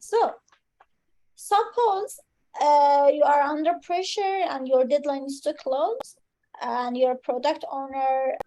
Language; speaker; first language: English; non-native, fluent; Persian